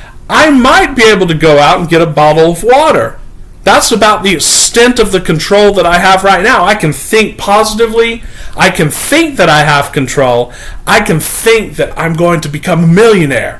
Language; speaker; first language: English; native; English